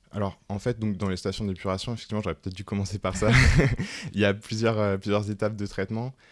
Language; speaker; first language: French; native; French